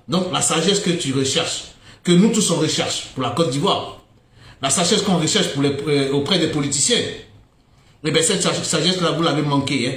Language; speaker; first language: French; native; French